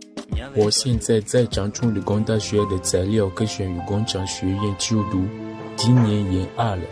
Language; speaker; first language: Chinese; non-native, fluent; French